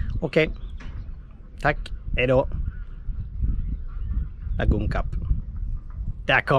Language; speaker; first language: Swedish; native; Swedish